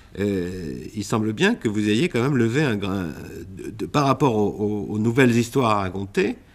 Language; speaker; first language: French; native; French